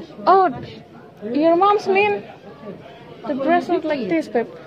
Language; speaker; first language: English; non-native, learner; Indonesian